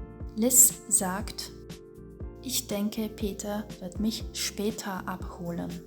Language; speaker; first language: German; non-native, fluent; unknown